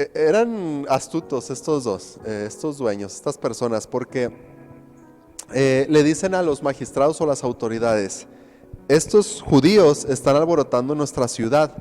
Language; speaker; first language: Spanish; native; Spanish